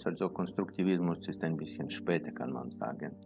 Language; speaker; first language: German; non-native, fluent; Russian